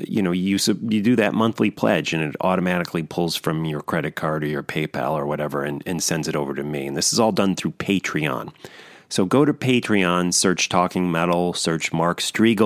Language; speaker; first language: English; native; English